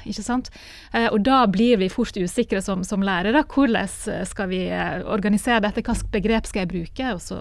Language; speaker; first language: Norwegian; native; Norwegian